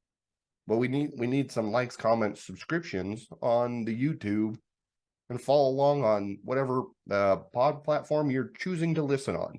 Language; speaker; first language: English; native; English